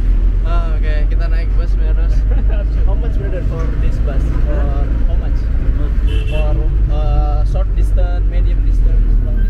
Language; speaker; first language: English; non-native, learner; Indonesian